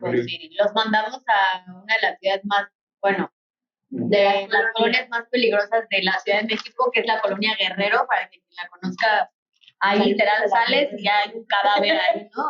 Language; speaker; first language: Spanish; native; Spanish